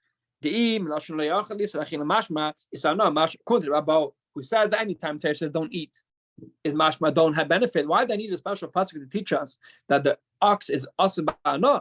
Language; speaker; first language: English; non-native, fluent; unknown